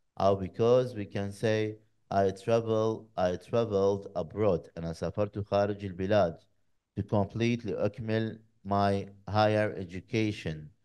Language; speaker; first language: English; non-native, fluent; Arabic